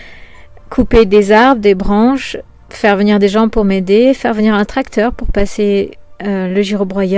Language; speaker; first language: French; native; French